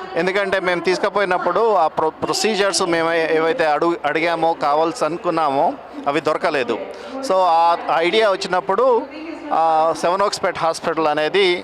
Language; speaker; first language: Telugu; native; Telugu